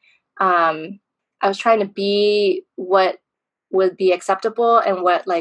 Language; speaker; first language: English; native; English